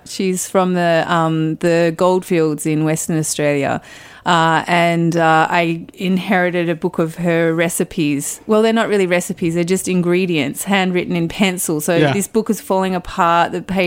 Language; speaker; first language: English; native; English